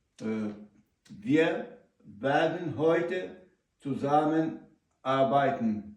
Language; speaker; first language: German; non-native, learner; Ukrainian